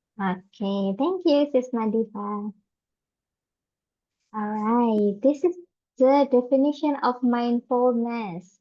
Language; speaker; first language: English; non-native, fluent; Indonesian